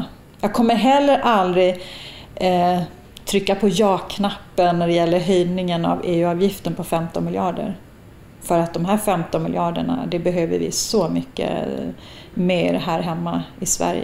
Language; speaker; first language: Swedish; native; Swedish